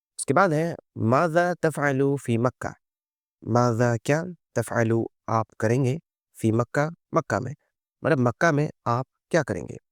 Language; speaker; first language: Urdu; native; Urdu